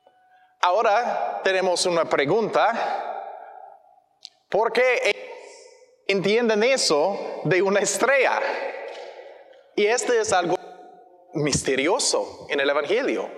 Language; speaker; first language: Spanish; non-native, learner; English